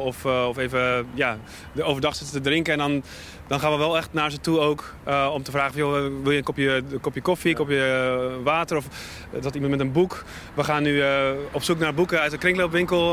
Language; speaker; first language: Dutch; native; Dutch